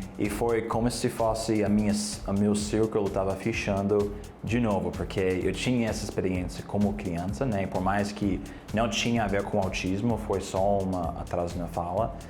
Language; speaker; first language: Portuguese; non-native, fluent; English